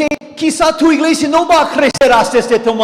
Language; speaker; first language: Spanish; non-native, fluent; English